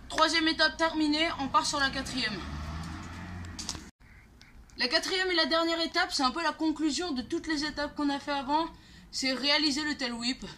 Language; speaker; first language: French; native; French